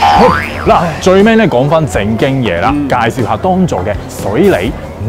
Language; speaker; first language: Chinese; non-native, fluent; Japanese